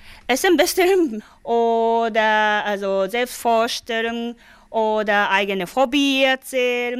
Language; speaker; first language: German; non-native, learner; Japanese